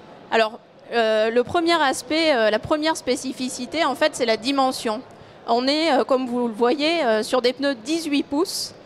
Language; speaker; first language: French; native; French